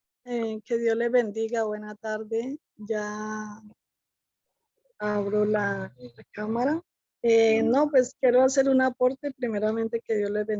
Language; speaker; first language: Spanish; native; Spanish